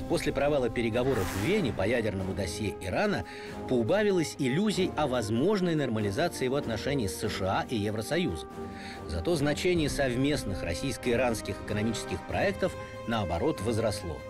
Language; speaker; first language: Russian; native; Russian